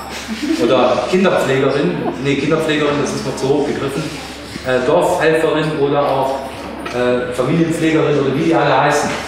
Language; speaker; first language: German; native; German